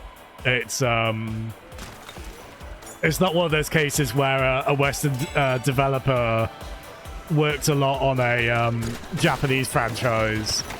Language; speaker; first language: English; native; English